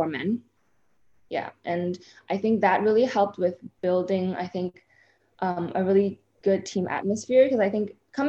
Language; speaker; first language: English; non-native, local second language; Cantonese